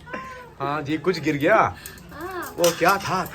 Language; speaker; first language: Hindi; non-native, local second language; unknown